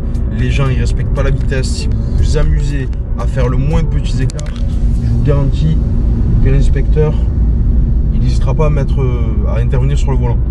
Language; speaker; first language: French; native; French